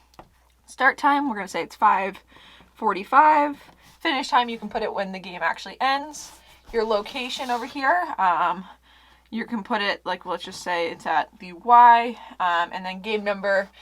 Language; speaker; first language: English; native; English